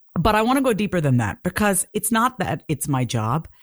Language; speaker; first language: English; native; English